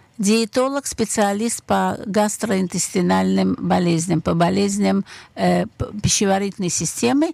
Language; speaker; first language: Russian; native; Russian